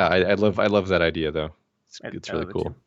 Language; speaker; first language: English; native; English